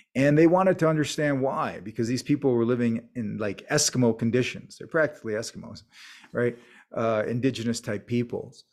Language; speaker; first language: English; native; English